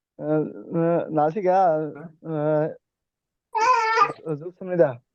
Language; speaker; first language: Korean; non-native, learner; Bangla